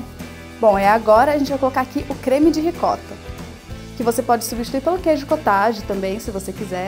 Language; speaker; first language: Portuguese; native; Portuguese